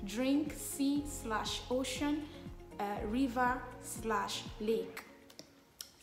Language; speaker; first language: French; non-native, fluent; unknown